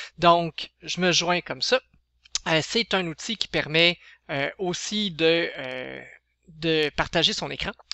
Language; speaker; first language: French; native; French